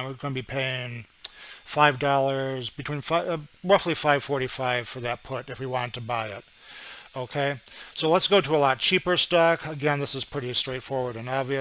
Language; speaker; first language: English; native; English